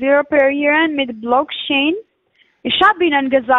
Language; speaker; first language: German; non-native, fluent; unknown